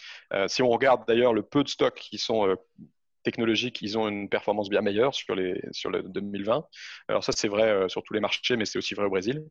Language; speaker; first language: French; native; French